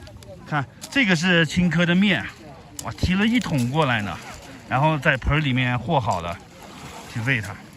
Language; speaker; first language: Chinese; native; Chinese